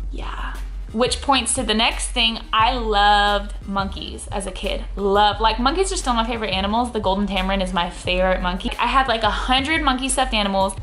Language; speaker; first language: English; native; English